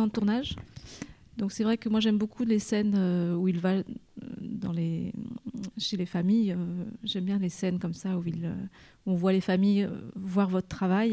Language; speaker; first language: French; native; French